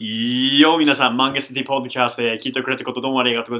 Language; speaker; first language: Japanese; non-native, fluent; English